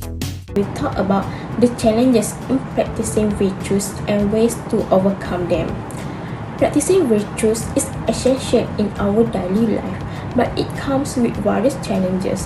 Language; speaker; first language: English; non-native, local second language; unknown